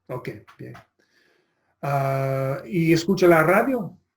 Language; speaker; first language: Spanish; non-native, fluent; English